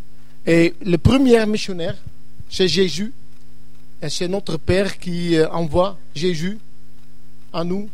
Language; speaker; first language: French; non-native, learner; English